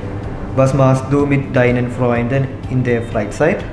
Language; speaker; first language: German; non-native, learner; Malayalam